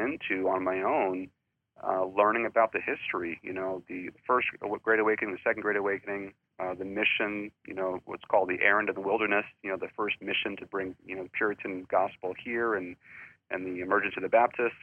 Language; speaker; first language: English; native; English